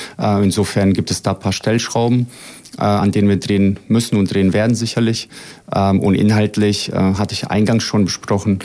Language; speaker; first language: German; early bilingual, other home language; Bosnian